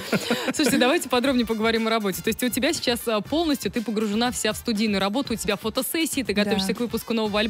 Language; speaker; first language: Russian; native; Russian